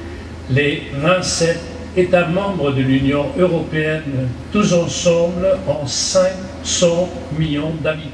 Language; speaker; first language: French; non-native, fluent; German